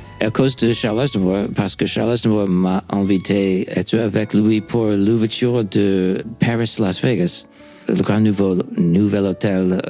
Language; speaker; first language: French; non-native, fluent; English